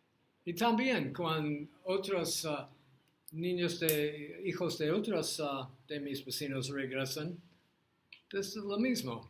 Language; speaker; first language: Spanish; non-native, learner; English